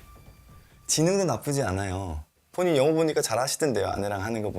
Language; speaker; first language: Korean; native; Korean